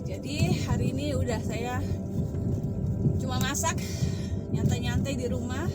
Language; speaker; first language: Indonesian; native; Indonesian